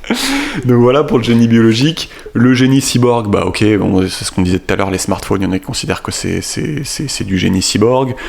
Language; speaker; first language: French; native; French